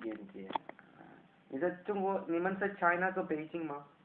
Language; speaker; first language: Chinese; non-native, learner; Indonesian